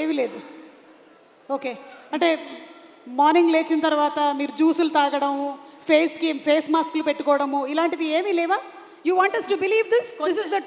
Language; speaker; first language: Telugu; native; Telugu